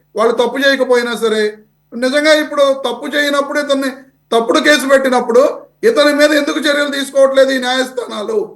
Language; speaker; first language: Telugu; native; Telugu